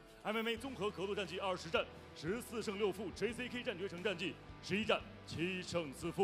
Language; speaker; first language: Chinese; native; Chinese